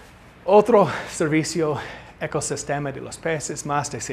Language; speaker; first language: Spanish; non-native, learner; English